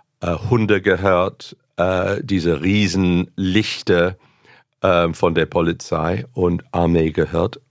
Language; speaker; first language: German; non-native, fluent; English